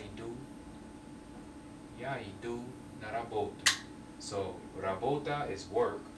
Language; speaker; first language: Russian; non-native, learner; English